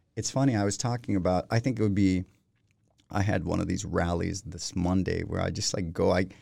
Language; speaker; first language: English; non-native, fluent; Spanish